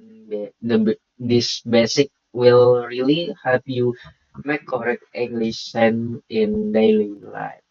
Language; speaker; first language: English; non-native, learner; Indonesian